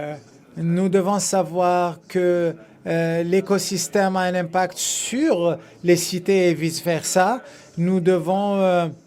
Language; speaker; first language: French; non-native, fluent; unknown